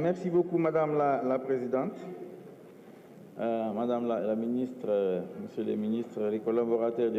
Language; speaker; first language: French; non-native, local second language; Wolof